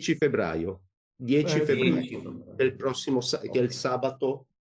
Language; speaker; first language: Italian; native; Italian